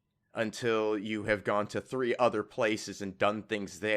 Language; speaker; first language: English; native; English